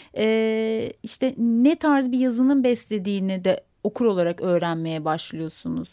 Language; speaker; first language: Turkish; native; Turkish